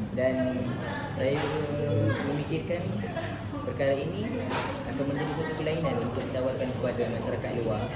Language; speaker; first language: Malay; native; Malay